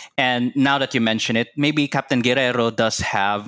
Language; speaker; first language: English; non-native, local second language; Cebuano